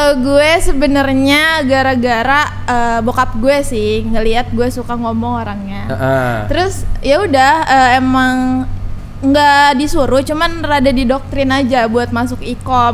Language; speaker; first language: Indonesian; native; Indonesian